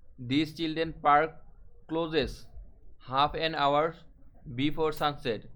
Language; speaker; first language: English; non-native, local second language; Bangla